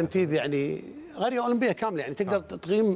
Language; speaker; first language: Arabic; native; Arabic